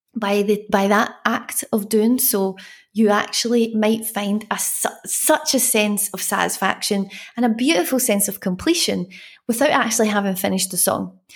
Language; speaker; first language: English; native; English